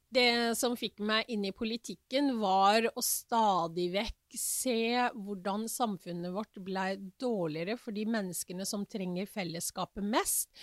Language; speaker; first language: Norwegian; early bilingual, other home language; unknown